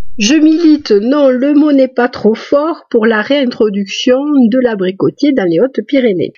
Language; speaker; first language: French; native; French